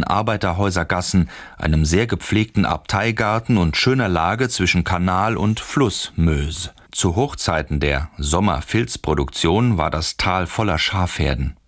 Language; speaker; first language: German; native; German